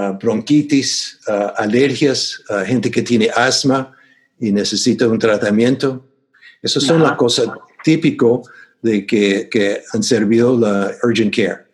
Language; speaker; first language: Spanish; non-native, fluent; English